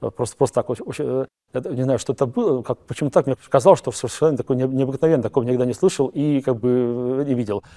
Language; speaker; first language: Russian; native; Russian